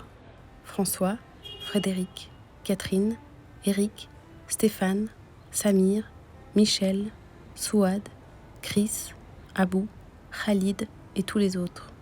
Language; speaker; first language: French; native; French